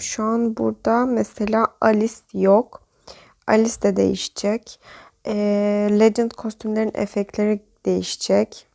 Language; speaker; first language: Turkish; native; Turkish